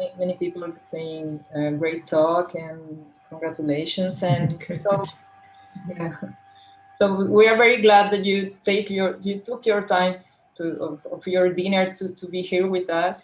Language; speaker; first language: English; non-native, fluent; Portuguese